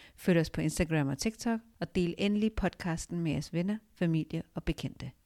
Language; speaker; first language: Danish; early bilingual, other home language; Urdu